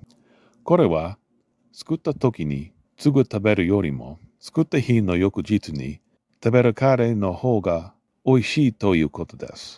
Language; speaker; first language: Japanese; non-native, learner; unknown